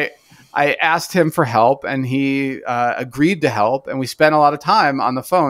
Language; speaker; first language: English; native; English